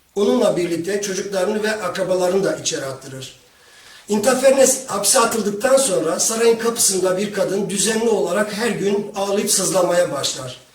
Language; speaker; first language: Turkish; non-native, local second language; Kurdish